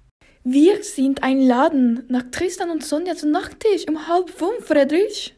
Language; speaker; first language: German; non-native, learner; Norwegian